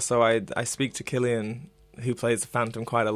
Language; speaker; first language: English; native; English